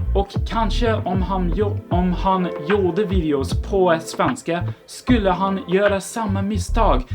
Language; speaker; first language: Swedish; non-native, fluent; English